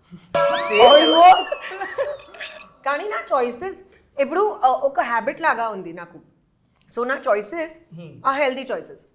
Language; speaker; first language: Telugu; non-native, learner; Hindi